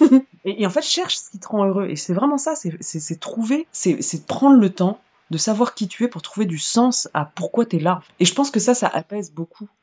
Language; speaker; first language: French; native; French